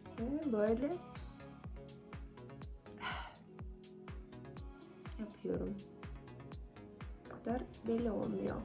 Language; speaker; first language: Turkish; non-native, fluent; Russian